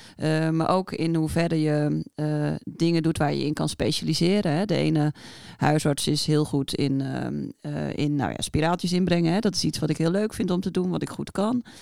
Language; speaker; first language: Dutch; native; Dutch